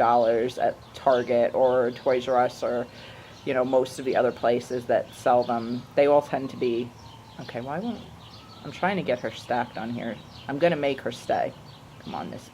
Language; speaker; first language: English; native; English